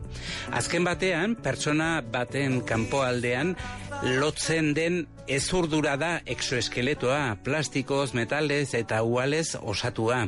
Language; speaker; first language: Basque; native; Basque